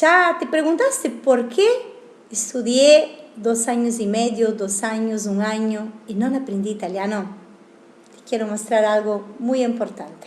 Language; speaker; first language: Spanish; non-native, fluent; Italian